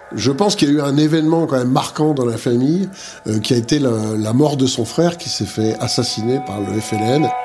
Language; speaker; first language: French; native; French